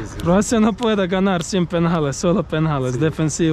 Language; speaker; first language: Spanish; non-native, learner; Croatian